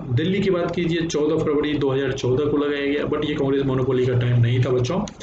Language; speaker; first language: Hindi; native; Hindi